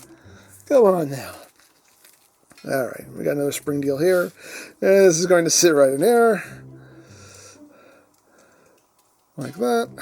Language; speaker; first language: English; native; English